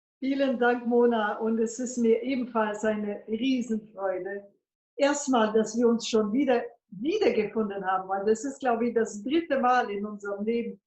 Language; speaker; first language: German; non-native, fluent; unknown